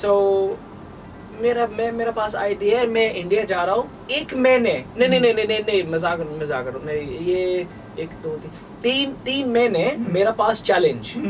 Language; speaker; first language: Hindi; non-native, learner; English